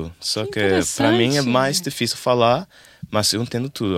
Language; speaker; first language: Portuguese; non-native, learner; English